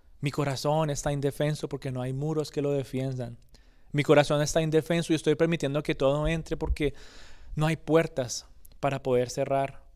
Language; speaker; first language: Spanish; early bilingual, other home language; English